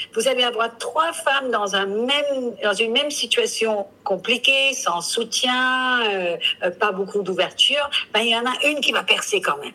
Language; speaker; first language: French; non-native, fluent; English